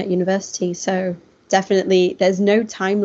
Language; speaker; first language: English; native; English